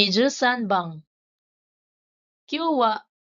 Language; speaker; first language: Japanese; non-native, fluent; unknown